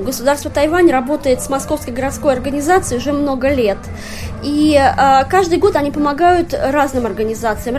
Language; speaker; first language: Russian; native; Russian